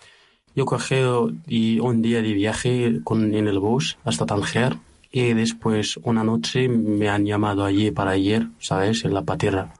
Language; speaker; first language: Spanish; non-native, learner; Arabic